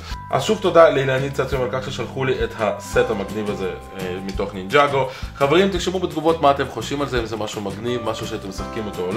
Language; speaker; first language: Hebrew; native; Hebrew